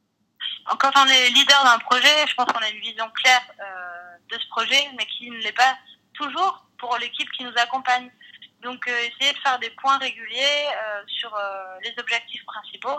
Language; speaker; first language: French; native; French